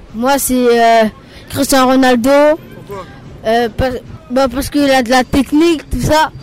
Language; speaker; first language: French; native; French